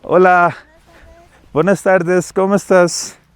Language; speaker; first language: Spanish; non-native, learner; Hindi